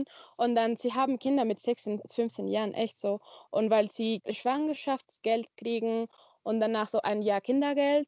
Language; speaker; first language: German; non-native, learner; Spanish